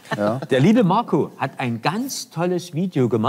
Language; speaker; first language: German; native; German